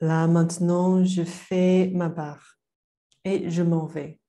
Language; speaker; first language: French; non-native, fluent; Chinese